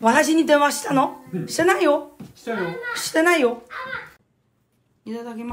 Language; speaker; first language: Chinese; native; Chinese